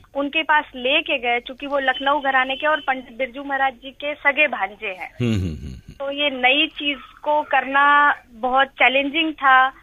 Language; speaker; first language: Hindi; native; Hindi